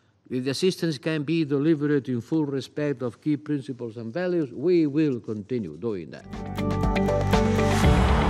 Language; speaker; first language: English; non-native, fluent; Spanish